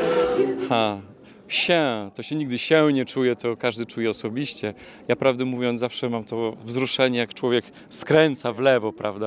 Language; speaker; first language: Polish; native; Polish